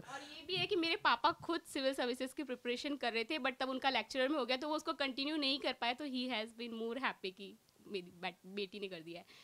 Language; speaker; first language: Hindi; native; Hindi